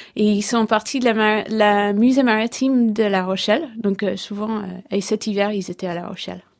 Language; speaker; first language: French; non-native, fluent; English